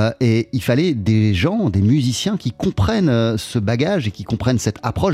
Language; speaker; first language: French; native; French